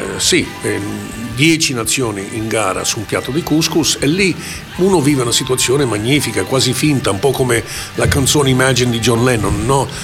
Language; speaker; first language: Italian; early bilingual, heritage; Italian